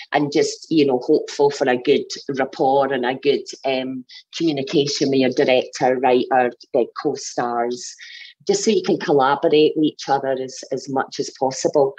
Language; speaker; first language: English; native; English